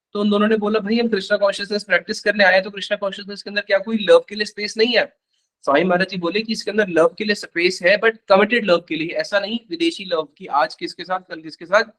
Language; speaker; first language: Hindi; native; Hindi